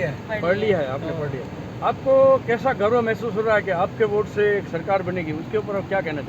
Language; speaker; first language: Hindi; non-native, local second language; Gujarati